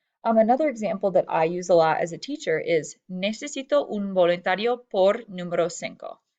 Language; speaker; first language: Spanish; non-native, fluent; English